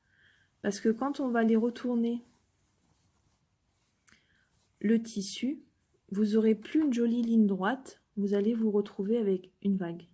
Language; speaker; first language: French; native; French